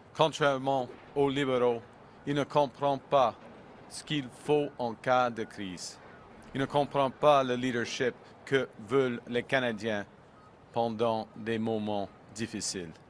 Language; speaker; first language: French; non-native, local second language; English